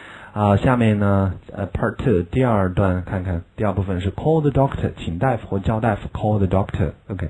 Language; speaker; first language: Chinese; native; Chinese